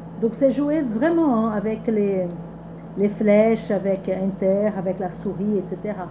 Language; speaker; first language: French; non-native, fluent; Portuguese